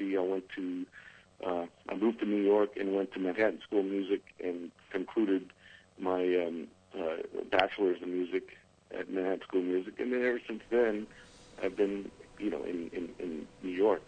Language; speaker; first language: English; native; English